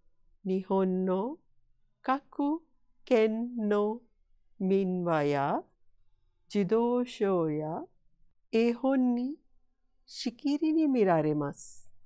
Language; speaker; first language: Japanese; non-native, fluent; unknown